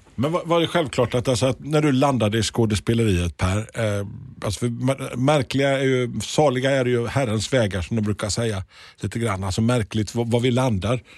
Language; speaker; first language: Swedish; native; Swedish